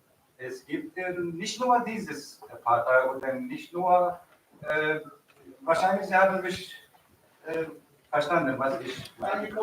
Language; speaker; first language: German; non-native, learner; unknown